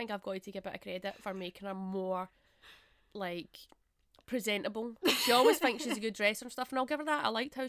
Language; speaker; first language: English; native; English